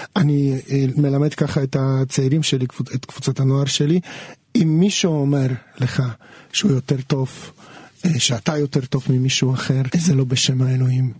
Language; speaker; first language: Hebrew; non-native, fluent; Polish